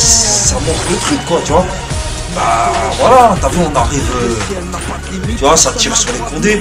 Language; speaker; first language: French; early bilingual, other home language; Arabic